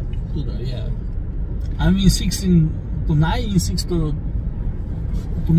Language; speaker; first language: English; non-native, learner; Albanian